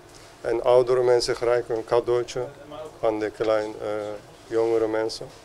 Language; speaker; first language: Dutch; non-native, learner; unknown